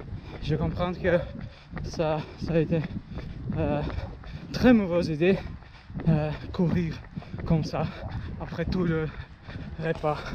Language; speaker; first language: French; non-native, learner; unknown